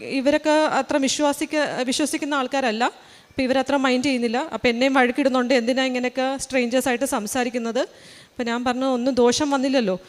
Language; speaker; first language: Malayalam; early bilingual, heritage; Malayalam